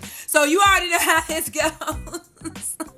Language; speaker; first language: English; native; English